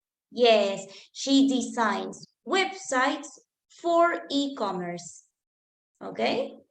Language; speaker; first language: English; non-native, fluent; Spanish